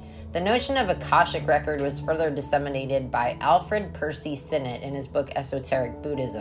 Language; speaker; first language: English; native; English